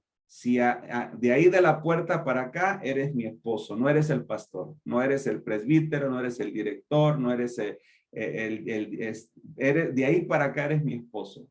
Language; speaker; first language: Spanish; native; Spanish